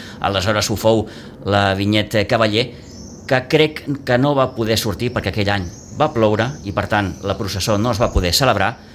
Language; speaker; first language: Catalan; native; Catalan